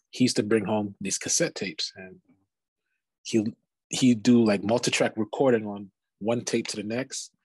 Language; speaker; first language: English; native; English